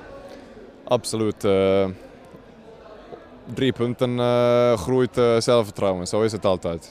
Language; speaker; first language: Dutch; non-native, fluent; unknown